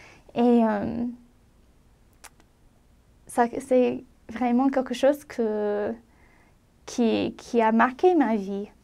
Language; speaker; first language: French; non-native, fluent; English